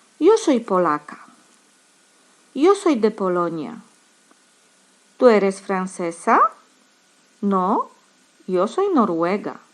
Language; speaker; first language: Spanish; non-native, fluent; Polish